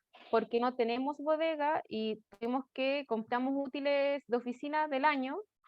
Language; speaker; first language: Spanish; native; Spanish